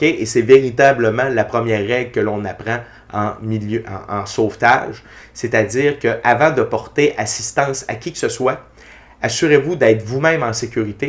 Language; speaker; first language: French; native; French